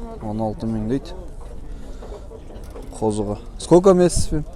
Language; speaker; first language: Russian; non-native, local second language; Kyrgyz